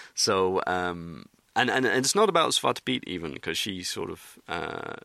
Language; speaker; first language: English; native; English